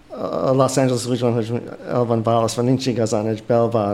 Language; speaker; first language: Hungarian; early bilingual, heritage; English